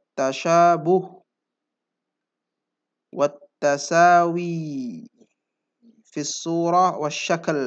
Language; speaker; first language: Arabic; non-native, fluent; Indonesian